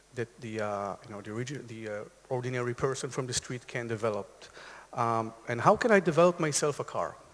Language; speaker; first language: English; non-native, fluent; Hebrew